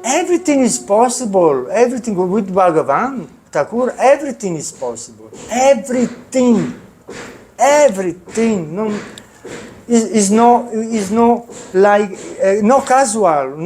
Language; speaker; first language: English; non-native, learner; Italian